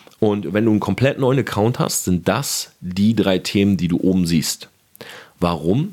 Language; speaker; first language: German; native; German